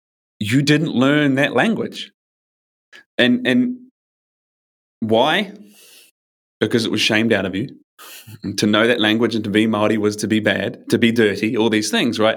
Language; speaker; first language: English; native; English